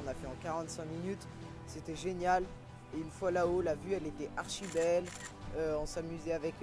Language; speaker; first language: French; native; French